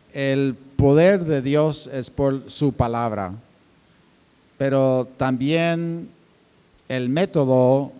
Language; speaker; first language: Spanish; non-native, fluent; English